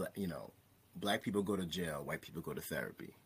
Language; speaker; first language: English; native; English